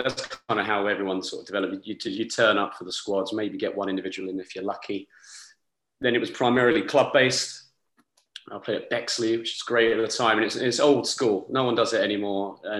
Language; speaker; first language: English; native; English